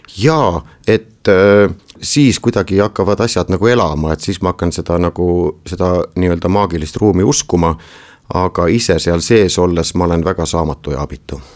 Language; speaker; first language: Estonian; native; Estonian